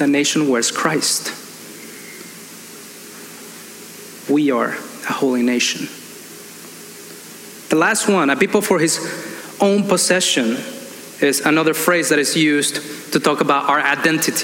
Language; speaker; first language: English; non-native, fluent; Spanish